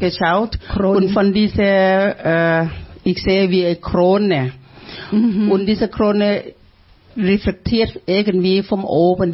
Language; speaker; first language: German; non-native, fluent; Thai